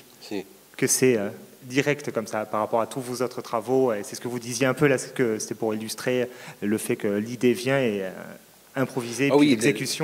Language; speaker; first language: French; native; French